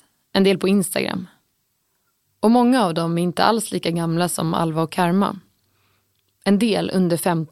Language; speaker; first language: Swedish; native; Swedish